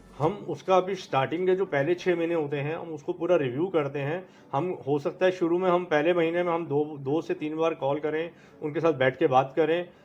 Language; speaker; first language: Hindi; native; Hindi